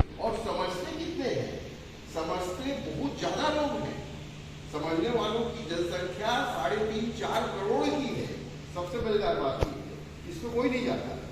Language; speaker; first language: Hindi; native; Hindi